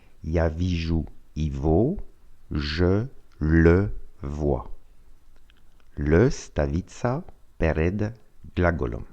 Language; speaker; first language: Russian; non-native, fluent; French